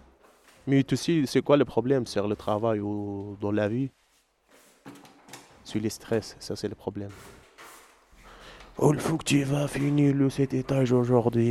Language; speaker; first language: French; non-native, learner; Arabic